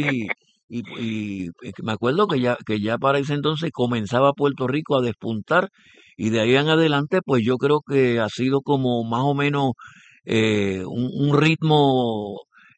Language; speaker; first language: Spanish; native; Spanish